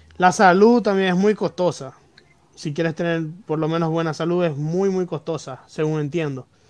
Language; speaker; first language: Spanish; native; Spanish